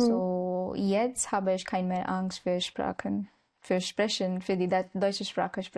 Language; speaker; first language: German; non-native, learner; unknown